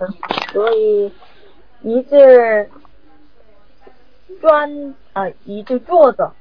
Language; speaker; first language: Chinese; non-native, learner; Korean